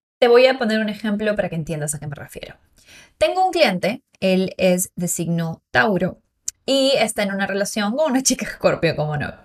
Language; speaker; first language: Spanish; native; Spanish